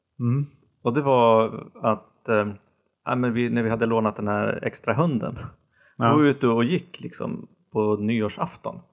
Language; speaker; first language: Swedish; native; Swedish